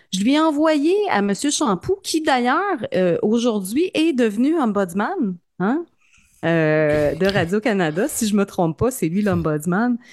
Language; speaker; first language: French; native; French